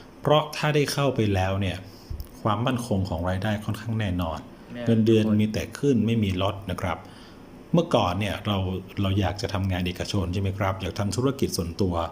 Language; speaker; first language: Thai; native; Thai